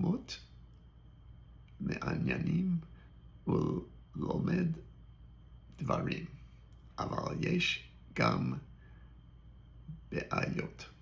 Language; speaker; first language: Hebrew; non-native, learner; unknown